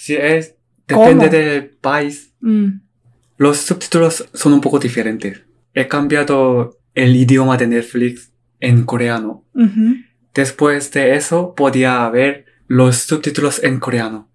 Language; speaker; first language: Spanish; non-native, learner; Korean